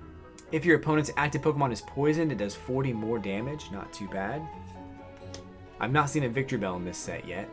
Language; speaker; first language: English; native; English